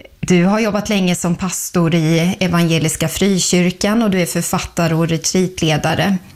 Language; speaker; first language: Swedish; native; Swedish